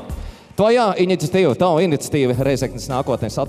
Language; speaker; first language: Latvian; native; Latvian